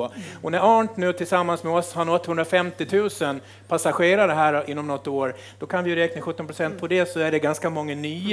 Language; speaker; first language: Swedish; native; Swedish